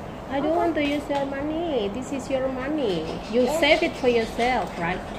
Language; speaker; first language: English; non-native, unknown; Indonesian